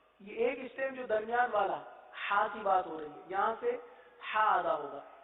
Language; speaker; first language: Urdu; native; Urdu